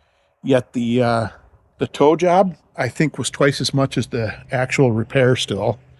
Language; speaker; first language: English; native; English